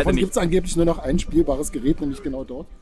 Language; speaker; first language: German; native; German